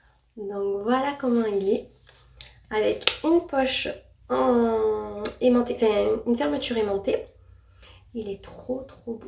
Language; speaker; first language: French; native; French